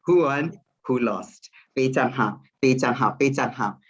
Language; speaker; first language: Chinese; non-native, fluent; Swahili